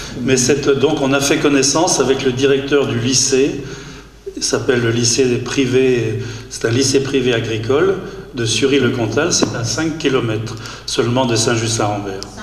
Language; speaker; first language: French; native; French